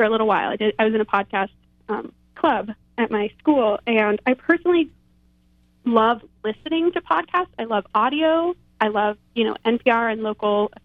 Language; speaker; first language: English; native; English